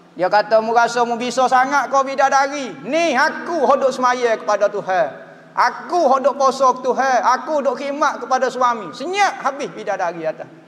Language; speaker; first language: Malay; native; Malay